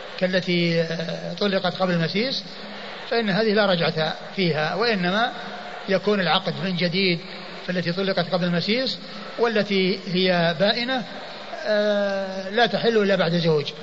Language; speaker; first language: Arabic; native; Arabic